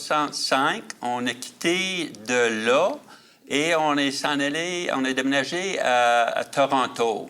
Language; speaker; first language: French; native; French